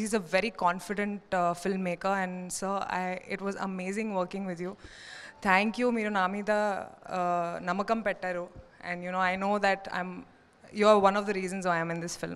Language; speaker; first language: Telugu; non-native, learner; Hindi